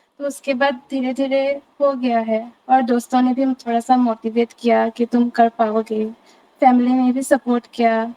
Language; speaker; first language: Hindi; non-native, local second language; Assamese